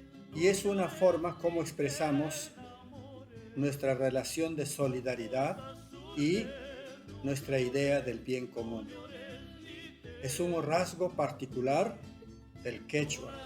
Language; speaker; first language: Spanish; non-native, local second language; Quechua